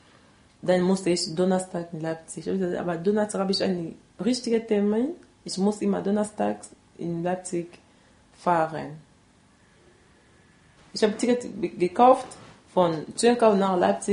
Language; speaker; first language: German; non-native, learner; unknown